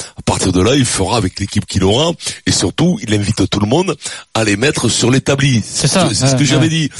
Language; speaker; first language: French; native; French